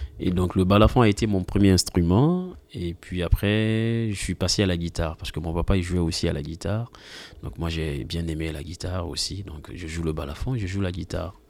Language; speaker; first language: French; non-native, local second language; Mandingo